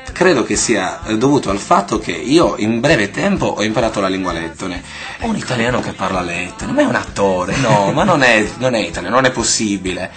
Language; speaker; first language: Italian; native; Italian